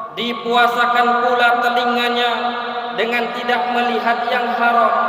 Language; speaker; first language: Indonesian; native; Indonesian